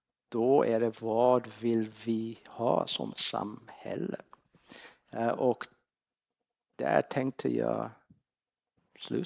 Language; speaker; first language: Swedish; non-native, fluent; English